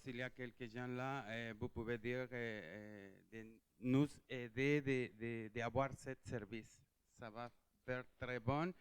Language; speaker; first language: French; non-native, learner; Spanish